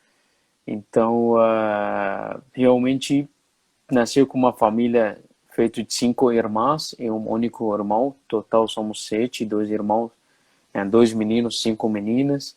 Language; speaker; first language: Portuguese; non-native, fluent; Arabic